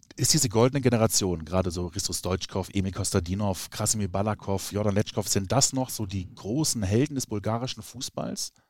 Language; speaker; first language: German; native; German